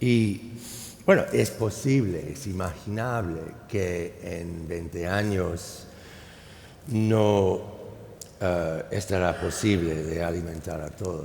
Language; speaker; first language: Spanish; non-native, fluent; English